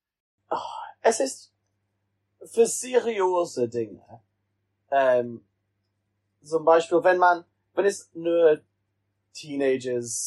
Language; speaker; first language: German; non-native, learner; English